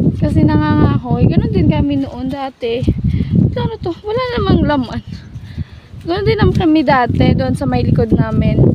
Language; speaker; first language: Filipino; non-native, local second language; Bikol